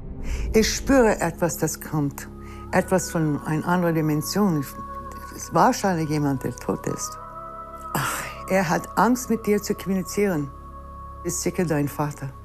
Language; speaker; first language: German; non-native, learner; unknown